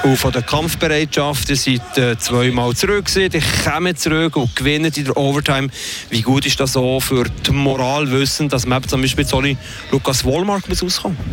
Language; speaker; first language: German; native; German